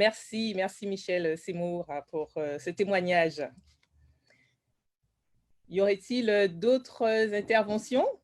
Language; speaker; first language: French; native; French